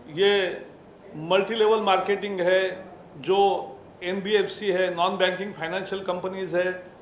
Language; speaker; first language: Hindi; non-native, local second language; Marathi